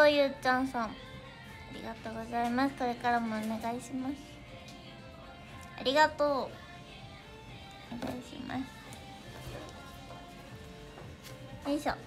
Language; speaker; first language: Japanese; native; Japanese